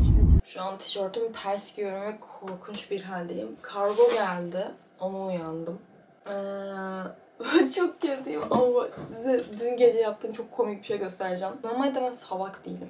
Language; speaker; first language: Turkish; native; Turkish